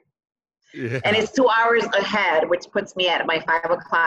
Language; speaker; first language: English; early bilingual, other home language; Spanish